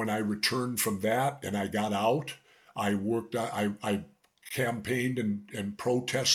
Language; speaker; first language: English; native; English